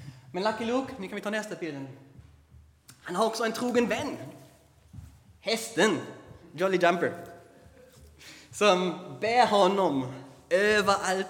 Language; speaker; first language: Swedish; non-native, fluent; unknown